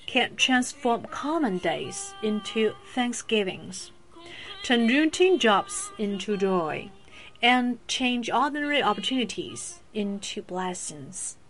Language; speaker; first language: English; non-native, fluent; Chinese